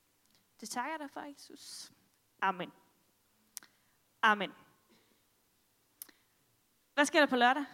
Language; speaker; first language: Danish; native; Danish